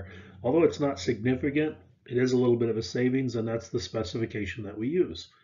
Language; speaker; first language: English; native; English